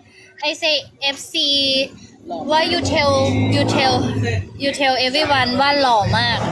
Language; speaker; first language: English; non-native, learner; Thai